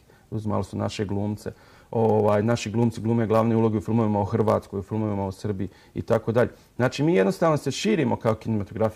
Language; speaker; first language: Serbian; native; Serbian